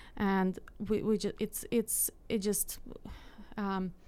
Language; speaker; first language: English; non-native, fluent; Ukrainian